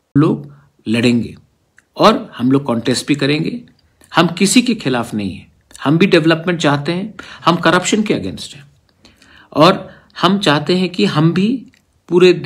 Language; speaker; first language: Hindi; non-native, local second language; Kok Borok